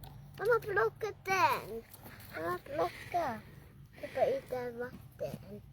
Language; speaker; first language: Swedish; early bilingual, other home language; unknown